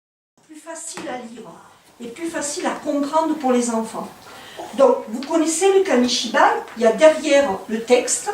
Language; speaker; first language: French; native; French